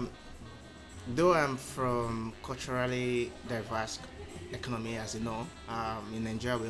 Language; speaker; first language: English; non-native, local second language; Yoruba